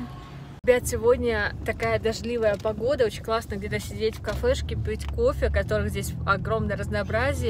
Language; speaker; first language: Russian; native; Russian